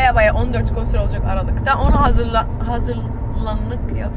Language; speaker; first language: Turkish; early bilingual, heritage; Turkish